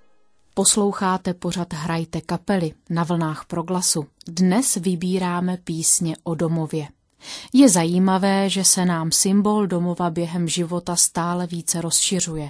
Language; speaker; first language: Czech; native; Czech